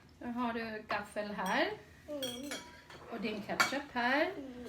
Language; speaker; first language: Swedish; non-native, fluent; Thai